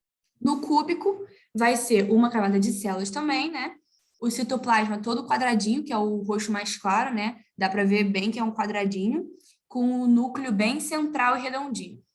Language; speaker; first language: Portuguese; native; Portuguese